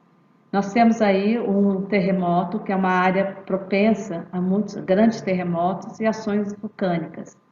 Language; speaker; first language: Portuguese; native; Portuguese